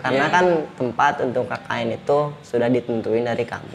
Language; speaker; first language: Indonesian; native; Indonesian